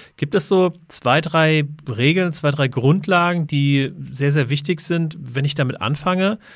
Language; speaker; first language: German; native; German